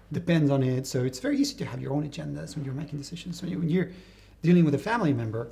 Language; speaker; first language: English; non-native, fluent; Spanish